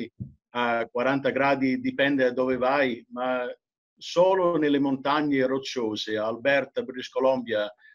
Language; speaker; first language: Italian; early bilingual, heritage; English